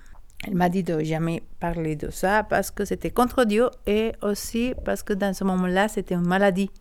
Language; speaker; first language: French; non-native, learner; Spanish